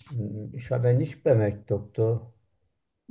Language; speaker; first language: German; non-native, learner; Turkish